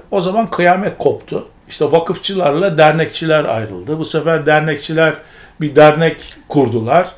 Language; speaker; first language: Turkish; native; Turkish